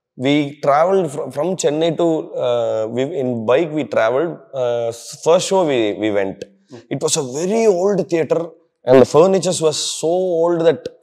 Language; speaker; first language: English; non-native, local second language; Tamil